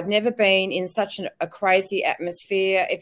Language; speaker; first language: English; native; English